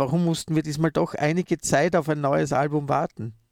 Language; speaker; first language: German; native; German